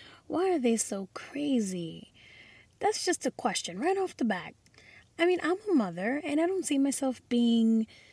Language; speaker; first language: English; early bilingual, other home language; Spanish